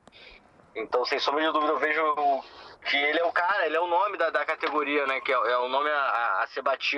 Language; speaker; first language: Portuguese; native; Portuguese